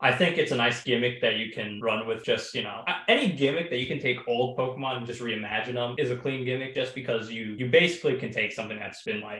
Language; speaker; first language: English; native; English